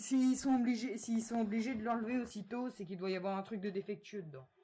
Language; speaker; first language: French; native; French